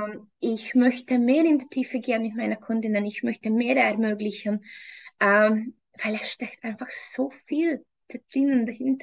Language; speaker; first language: German; non-native, fluent; Hungarian